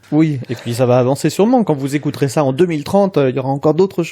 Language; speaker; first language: French; native; French